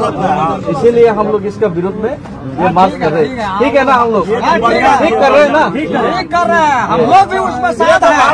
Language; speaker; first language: Hindi; non-native, local second language; Kok Borok